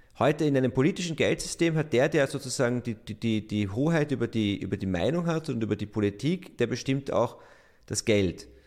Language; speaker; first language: German; native; German